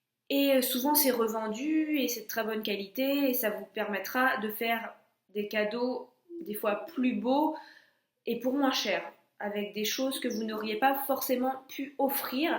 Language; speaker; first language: French; native; French